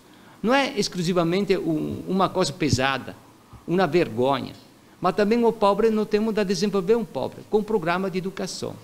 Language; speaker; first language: Portuguese; non-native, fluent; Italian